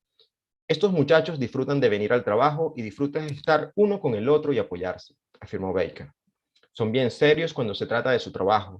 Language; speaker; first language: Spanish; native; Spanish